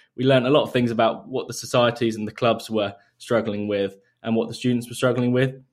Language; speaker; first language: English; native; English